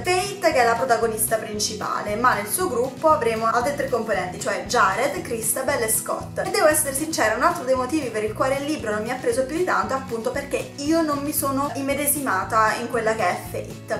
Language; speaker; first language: Italian; native; Italian